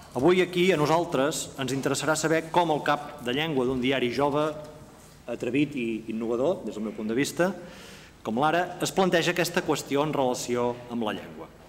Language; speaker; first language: Catalan; native; Catalan